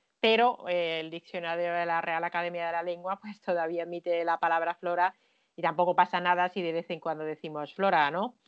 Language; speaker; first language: Spanish; non-native, fluent; Finnish